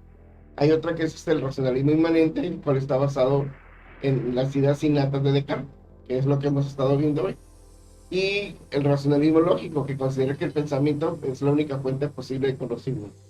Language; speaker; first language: Spanish; native; Spanish